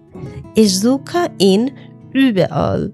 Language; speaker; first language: German; non-native, learner; Bangla